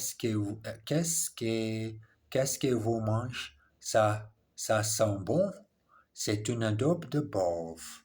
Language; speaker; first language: French; non-native, learner; English